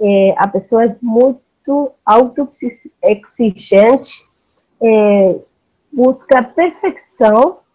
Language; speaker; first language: Portuguese; non-native, learner; Spanish